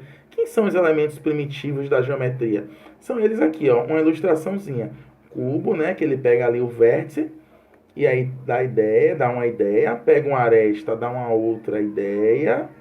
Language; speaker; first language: Portuguese; native; Portuguese